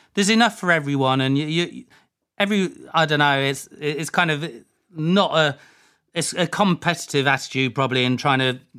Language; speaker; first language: English; native; English